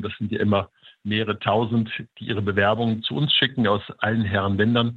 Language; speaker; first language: German; native; German